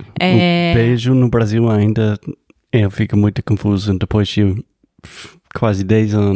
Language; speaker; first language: Portuguese; non-native, fluent; English